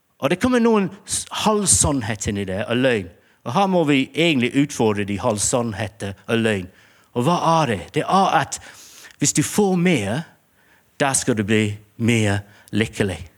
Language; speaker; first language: Norwegian; non-native, fluent; English